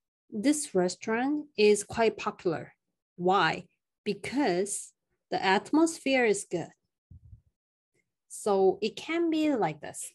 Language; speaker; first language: English; non-native, fluent; Korean